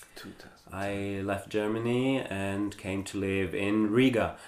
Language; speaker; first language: English; non-native, fluent; German